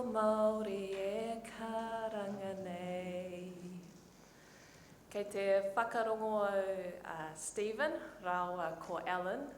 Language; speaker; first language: Māori; non-native, local second language; English